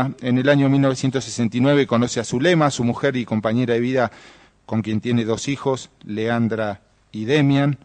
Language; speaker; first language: Spanish; native; Spanish